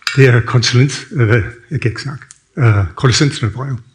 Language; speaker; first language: Danish; non-native, fluent; English